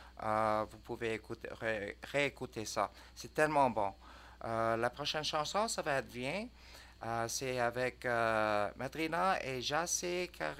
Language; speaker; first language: French; non-native, learner; English